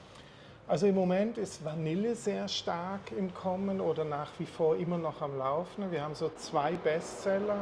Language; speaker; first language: German; native; German